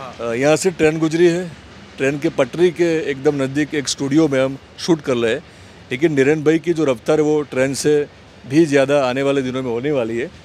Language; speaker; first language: Hindi; non-native, local second language; Gujarati